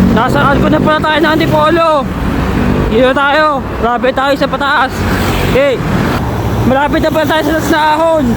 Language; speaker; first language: Filipino; native; Filipino